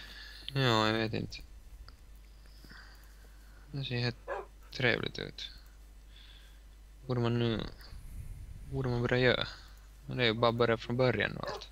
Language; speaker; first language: Swedish; non-native, local second language; Finnish